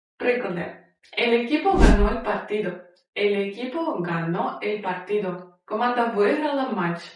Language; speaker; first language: Spanish; non-native, fluent; Ukrainian